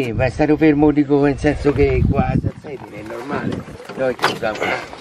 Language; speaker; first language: Italian; native; Italian